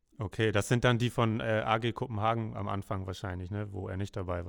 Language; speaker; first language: German; native; German